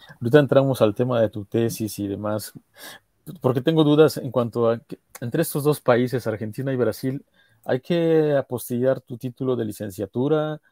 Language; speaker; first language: Spanish; native; Spanish